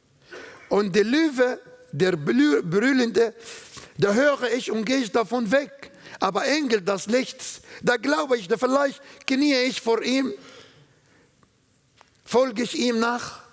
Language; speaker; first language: German; non-native, learner; Arabic